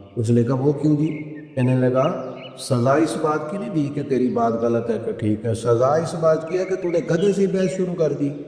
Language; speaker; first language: Urdu; non-native, local second language; Punjabi